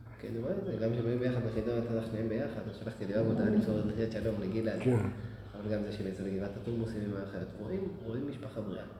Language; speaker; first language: Hebrew; native; Hebrew